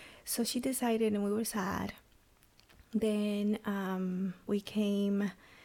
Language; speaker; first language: English; non-native, fluent; Spanish